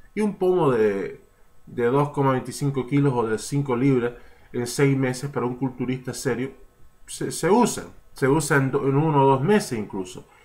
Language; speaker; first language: Spanish; early bilingual, heritage; Spanish